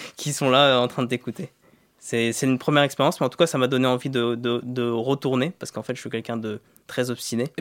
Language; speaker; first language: French; native; French